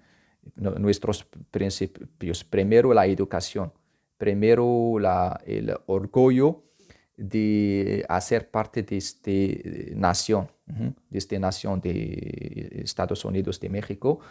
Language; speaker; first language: Spanish; non-native, fluent; Arabic